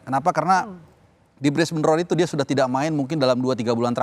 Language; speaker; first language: Indonesian; native; Indonesian